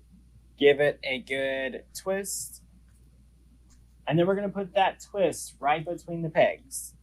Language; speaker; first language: English; native; English